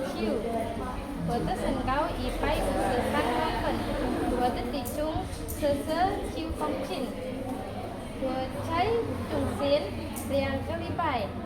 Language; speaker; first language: Chinese; non-native, learner; Indonesian